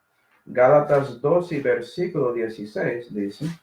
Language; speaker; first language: Spanish; non-native, fluent; English